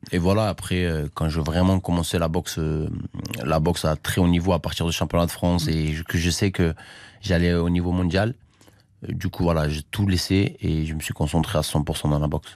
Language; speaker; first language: French; early bilingual, other home language; Armenian